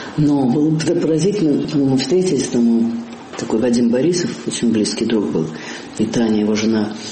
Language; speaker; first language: Russian; native; Russian